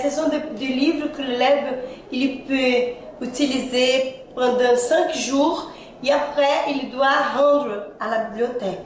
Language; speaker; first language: French; non-native, fluent; Portuguese